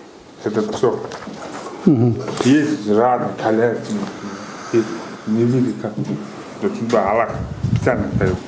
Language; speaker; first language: Russian; non-native, learner; Kyrgyz